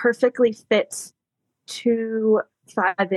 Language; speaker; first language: English; native; English